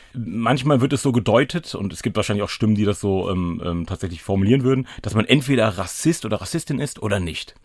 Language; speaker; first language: German; native; German